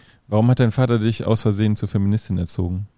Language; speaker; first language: German; native; German